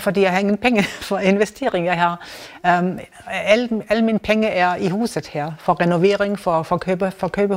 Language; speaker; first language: Danish; non-native, learner; German